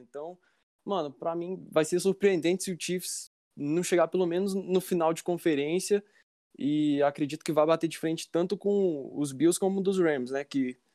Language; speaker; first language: Portuguese; native; Portuguese